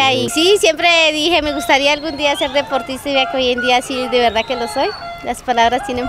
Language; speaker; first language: Spanish; native; Spanish